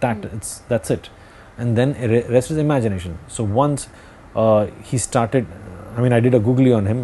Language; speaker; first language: English; non-native, local second language; Hindi